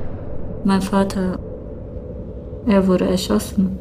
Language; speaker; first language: German; early bilingual, other home language; Kurdish